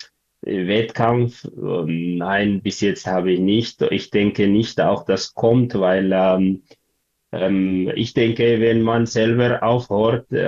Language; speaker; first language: German; non-native, learner; Tigrinya